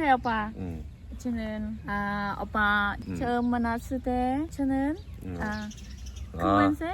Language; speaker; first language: Korean; non-native, learner; Khmer